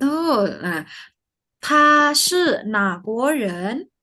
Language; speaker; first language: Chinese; non-native, fluent; Indonesian